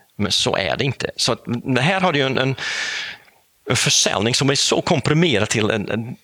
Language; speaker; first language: Swedish; non-native, fluent; Dutch